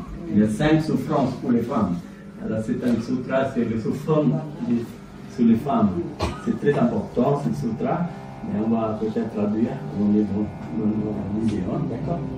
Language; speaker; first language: French; non-native, learner; Sinhala